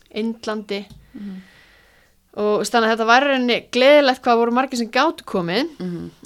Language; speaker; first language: Icelandic; native; Icelandic